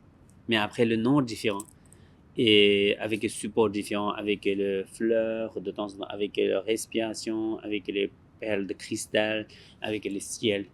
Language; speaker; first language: French; non-native, learner; Tibetan